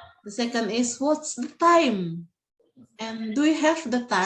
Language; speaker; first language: English; non-native, learner; Indonesian